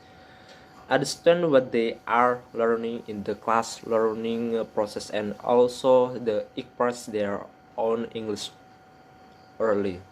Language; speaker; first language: English; non-native, learner; Indonesian